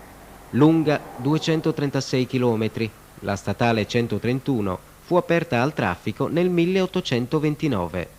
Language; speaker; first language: Italian; native; Italian